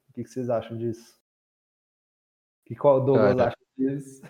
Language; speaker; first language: Portuguese; native; Portuguese